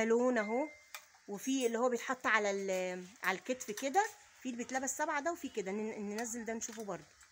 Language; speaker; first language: Arabic; native; Arabic